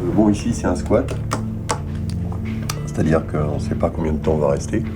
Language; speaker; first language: French; native; French